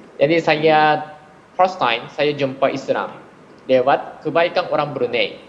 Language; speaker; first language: Malay; non-native, fluent; Japanese